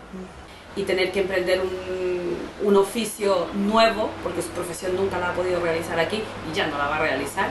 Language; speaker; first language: Spanish; native; Spanish